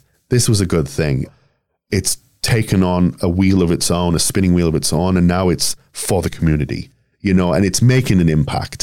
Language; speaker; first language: English; native; English